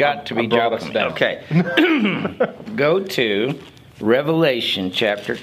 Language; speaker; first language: English; native; English